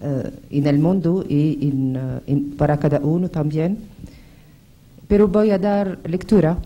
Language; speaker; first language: Spanish; non-native, fluent; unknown